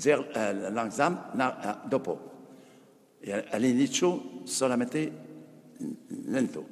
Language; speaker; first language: Italian; non-native, fluent; French